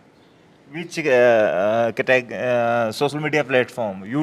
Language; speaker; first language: English; non-native, learner; Hindi